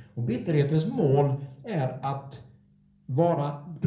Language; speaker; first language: Swedish; non-native, fluent; English